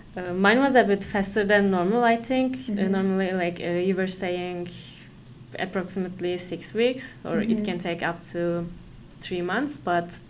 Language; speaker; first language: English; non-native, fluent; Turkish